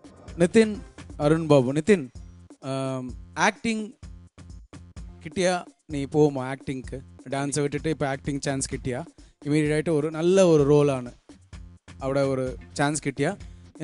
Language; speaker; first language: Malayalam; non-native, local second language; Tamil